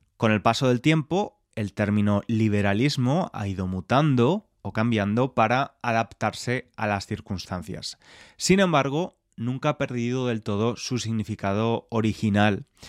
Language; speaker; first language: Spanish; native; Spanish